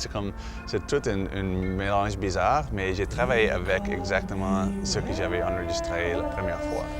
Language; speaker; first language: French; non-native, fluent; English